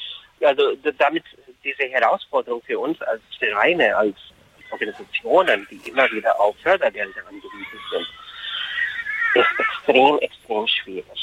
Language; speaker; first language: German; non-native, fluent; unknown